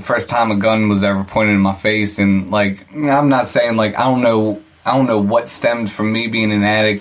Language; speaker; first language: English; native; English